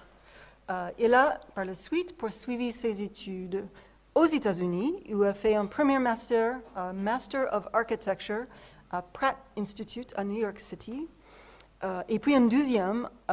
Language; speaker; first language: French; non-native, fluent; English